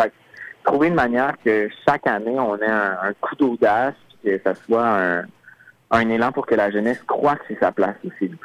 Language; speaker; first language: French; native; French